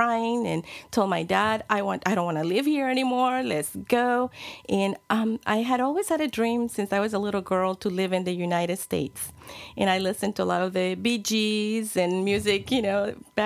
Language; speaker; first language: English; non-native, fluent; Spanish